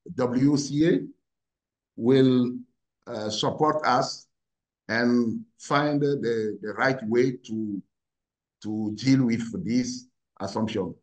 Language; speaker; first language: English; non-native, learner; Ewe